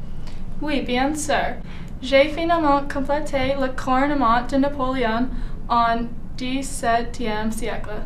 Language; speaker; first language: French; non-native, learner; English